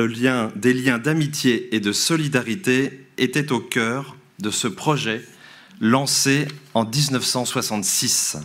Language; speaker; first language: French; native; French